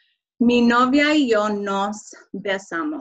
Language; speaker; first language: Spanish; non-native, fluent; English